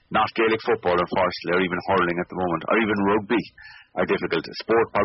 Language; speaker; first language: English; native; English